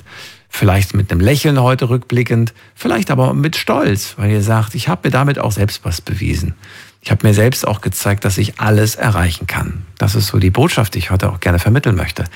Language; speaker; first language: German; native; German